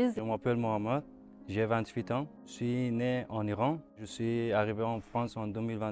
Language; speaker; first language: French; non-native, learner; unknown